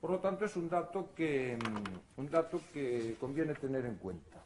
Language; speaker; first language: Spanish; non-native, local second language; Galician